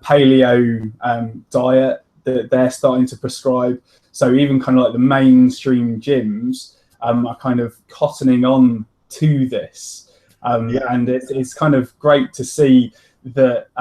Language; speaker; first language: English; native; English